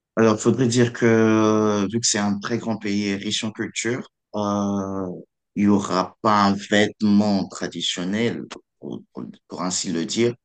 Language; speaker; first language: French; non-native, local second language; Lingala